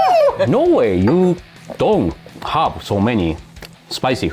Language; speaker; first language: English; non-native, learner; Japanese